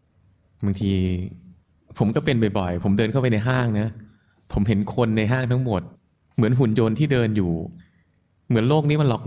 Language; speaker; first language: Thai; native; Thai